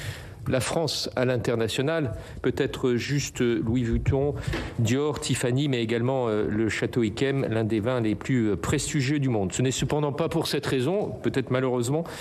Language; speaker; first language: French; native; French